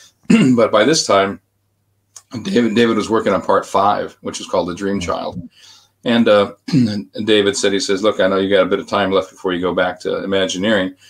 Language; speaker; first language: English; native; English